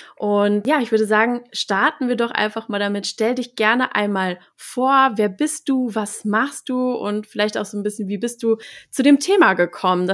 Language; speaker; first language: German; native; German